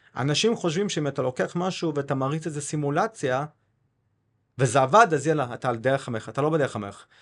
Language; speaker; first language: Hebrew; non-native, fluent; English